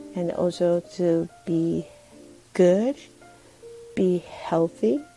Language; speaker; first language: English; non-native, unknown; Japanese